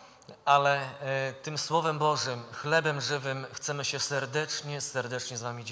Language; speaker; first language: Polish; native; Polish